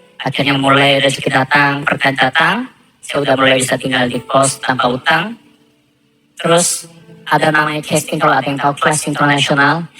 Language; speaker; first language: Indonesian; non-native, fluent; Korean